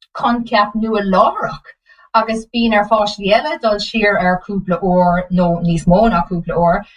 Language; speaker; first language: Irish; non-native, local second language; English